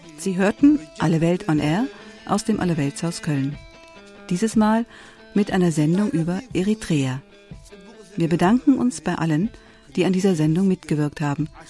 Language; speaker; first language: German; native; German